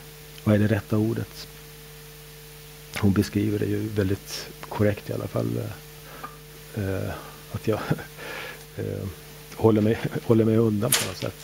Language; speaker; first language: Swedish; native; Swedish